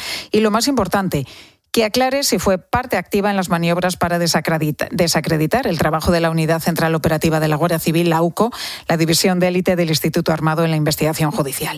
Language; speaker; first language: Spanish; native; Spanish